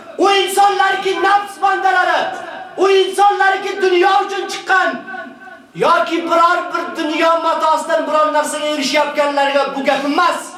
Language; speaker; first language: Uzbek; native; Uzbek